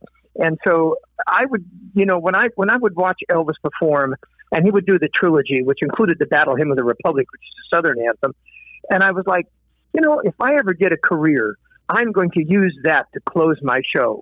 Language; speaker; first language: English; native; English